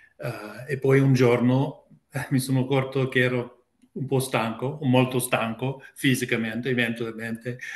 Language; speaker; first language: Italian; non-native, learner; English